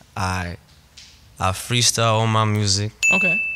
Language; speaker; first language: English; native; English